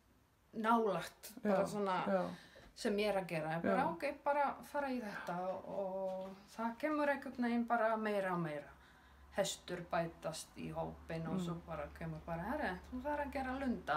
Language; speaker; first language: Icelandic; non-native, learner; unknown